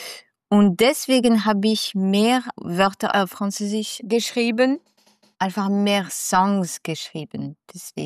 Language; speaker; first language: German; non-native, local second language; French